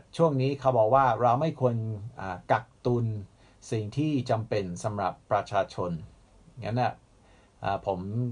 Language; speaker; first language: Thai; non-native, fluent; English